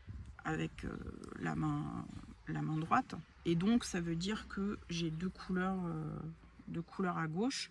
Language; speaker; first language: French; native; French